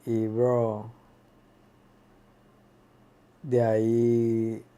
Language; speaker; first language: Spanish; early bilingual, other home language; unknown